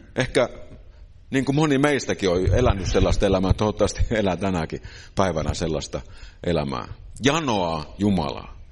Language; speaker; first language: Finnish; native; Finnish